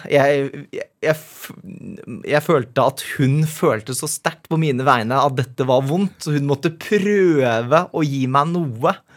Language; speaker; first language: Norwegian; native; Norwegian